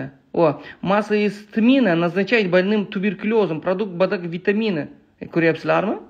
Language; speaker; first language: Russian; non-native, local second language; Uzbek